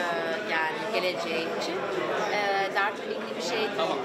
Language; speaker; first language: Turkish; early bilingual, heritage; German